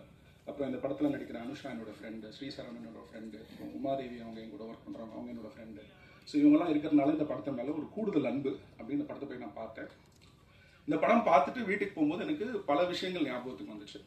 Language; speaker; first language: Tamil; native; Tamil